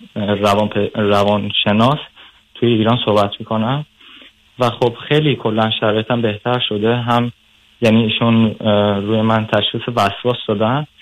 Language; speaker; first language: Persian; native; Persian